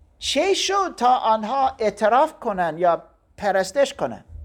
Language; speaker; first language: Persian; non-native, learner; German